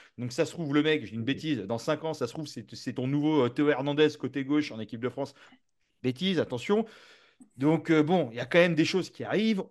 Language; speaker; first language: French; native; French